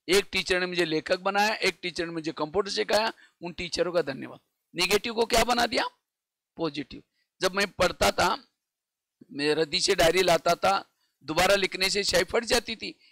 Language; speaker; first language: Hindi; non-native, local second language; Marathi